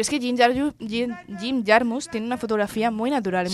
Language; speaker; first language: Spanish; native; Spanish